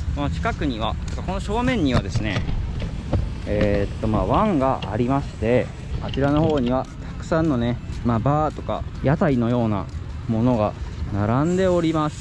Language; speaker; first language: Japanese; native; Japanese